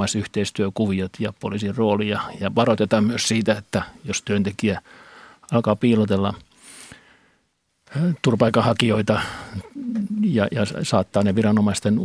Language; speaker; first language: Finnish; native; Finnish